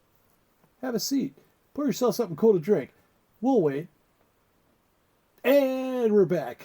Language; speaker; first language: English; native; English